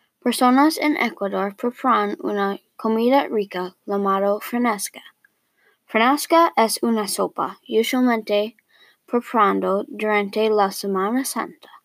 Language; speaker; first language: Spanish; non-native, learner; English